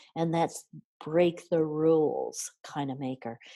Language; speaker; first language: English; native; English